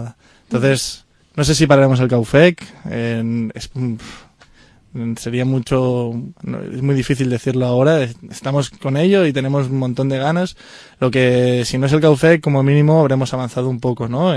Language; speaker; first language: Spanish; native; Spanish